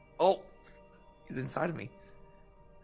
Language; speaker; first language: English; native; English